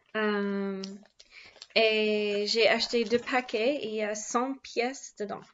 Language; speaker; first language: French; non-native, learner; English